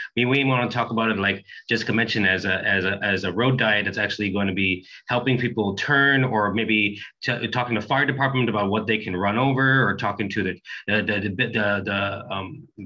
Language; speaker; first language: English; native; English